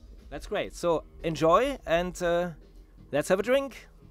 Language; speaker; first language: English; non-native, fluent; German